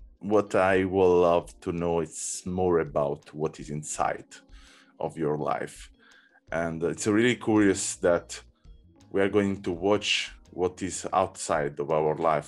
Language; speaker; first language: English; non-native, learner; Italian